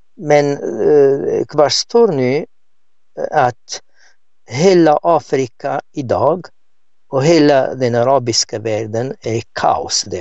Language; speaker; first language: Swedish; non-native, fluent; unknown